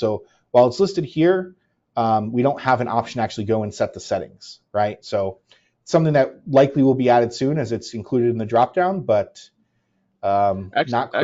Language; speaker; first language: English; native; English